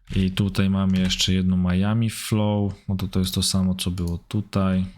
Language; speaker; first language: Polish; early bilingual, heritage; German